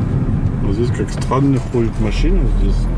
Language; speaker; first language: Russian; early bilingual, heritage; French